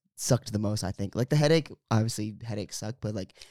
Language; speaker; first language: English; early bilingual, other home language; Filipino